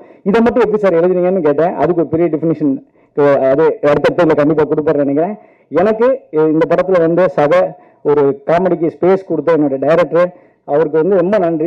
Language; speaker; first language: Tamil; native; Tamil